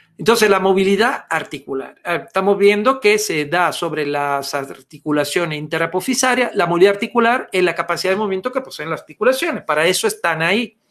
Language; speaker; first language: Spanish; non-native, fluent; Italian